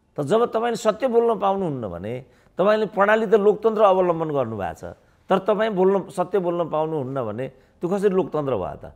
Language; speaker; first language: Nepali; native; Nepali